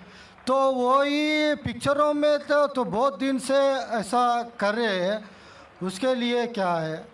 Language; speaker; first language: Hindi; non-native, local second language; Telugu